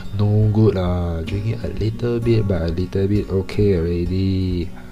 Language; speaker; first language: English; non-native, local second language; Chinese